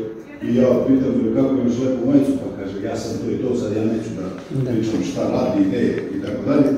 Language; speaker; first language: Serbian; early bilingual, heritage; Serbian